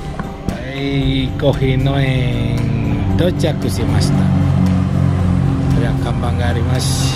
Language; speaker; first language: Japanese; non-native, learner; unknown